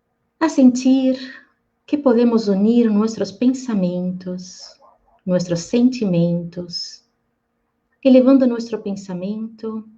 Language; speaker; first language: Spanish; native; Spanish